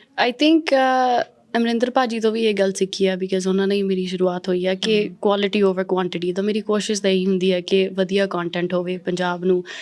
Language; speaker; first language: Punjabi; early bilingual, heritage; Punjabi